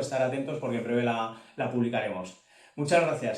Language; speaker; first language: Spanish; native; Spanish